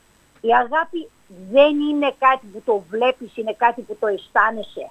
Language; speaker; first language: Greek; early bilingual, heritage; English